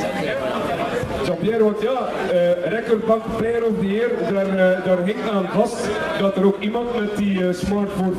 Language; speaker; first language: Dutch; native; Dutch